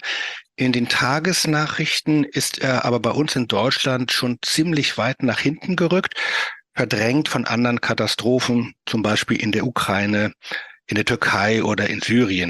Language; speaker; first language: German; native; German